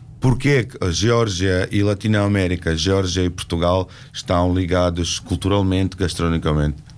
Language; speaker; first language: Portuguese; non-native, fluent; Georgian